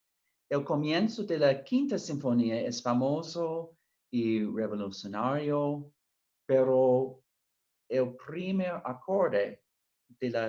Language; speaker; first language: Spanish; non-native, fluent; English